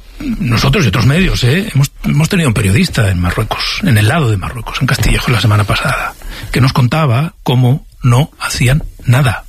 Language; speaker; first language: Spanish; native; Spanish